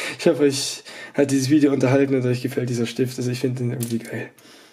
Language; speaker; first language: German; native; German